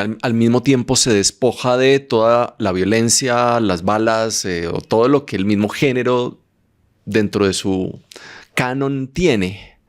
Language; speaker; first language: Spanish; native; Spanish